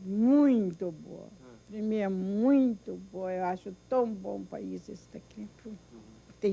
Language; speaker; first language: Portuguese; non-native, fluent; Ukrainian